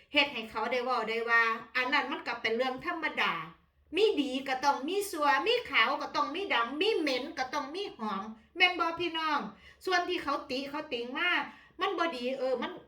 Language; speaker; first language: Thai; non-native, local second language; Northeastern Thai